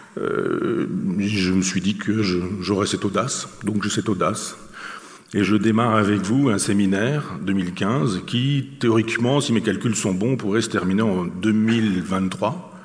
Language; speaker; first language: French; native; French